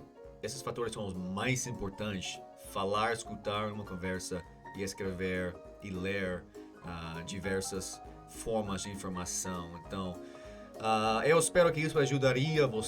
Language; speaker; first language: Portuguese; non-native, fluent; English